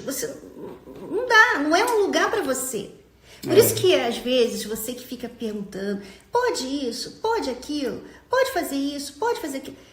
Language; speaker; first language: Portuguese; early bilingual, heritage; Portuguese